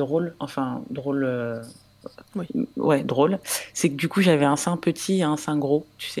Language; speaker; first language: French; native; French